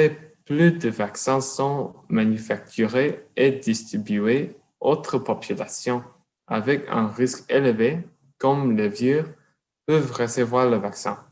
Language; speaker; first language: French; non-native, learner; English